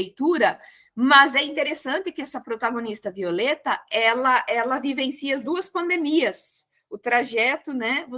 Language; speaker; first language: Portuguese; native; Portuguese